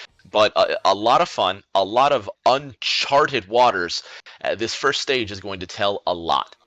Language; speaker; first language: English; native; English